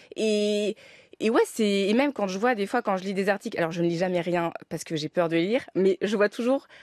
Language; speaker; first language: French; native; French